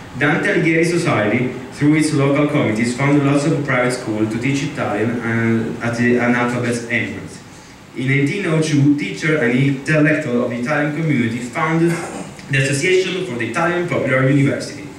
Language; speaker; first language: English; non-native, fluent; Italian